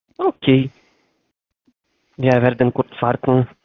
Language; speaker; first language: German; non-native, learner; Russian